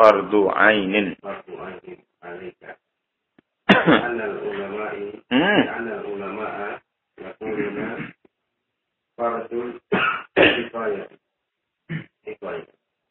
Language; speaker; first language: Arabic; non-native, learner; Indonesian